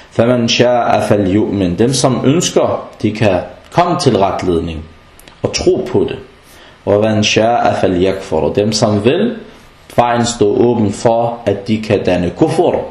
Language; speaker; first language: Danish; non-native, fluent; Arabic